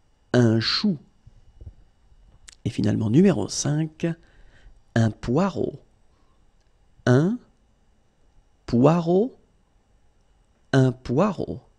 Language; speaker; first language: French; native; French